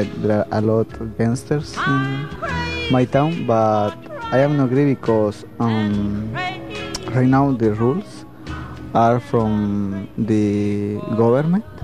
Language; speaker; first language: English; non-native, learner; Spanish